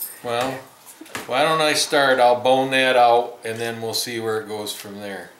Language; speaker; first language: English; native; English